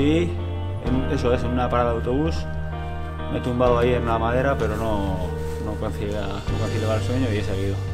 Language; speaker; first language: Spanish; native; Spanish